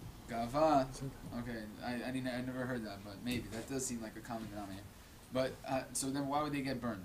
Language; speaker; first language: English; native; English